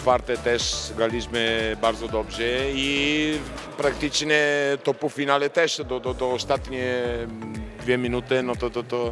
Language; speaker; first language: Polish; non-native, fluent; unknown